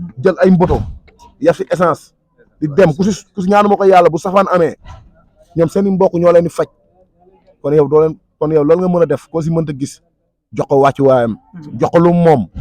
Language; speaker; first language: Wolof; non-native, local second language; Fula